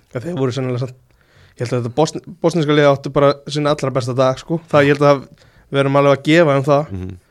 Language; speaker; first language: Icelandic; native; Icelandic